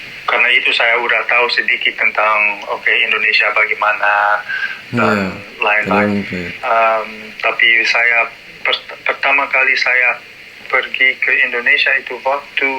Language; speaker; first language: Indonesian; non-native, learner; Dutch